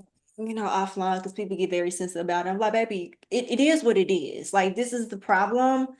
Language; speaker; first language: English; native; English